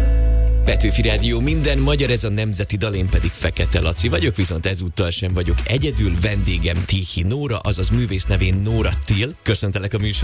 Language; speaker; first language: Hungarian; native; Hungarian